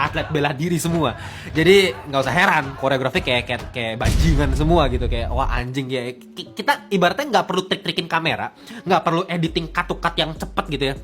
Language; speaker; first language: Indonesian; native; Indonesian